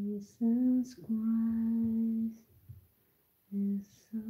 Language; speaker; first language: English; non-native, local second language; Cebuano